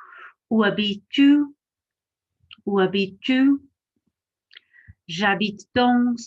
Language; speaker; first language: French; non-native, fluent; English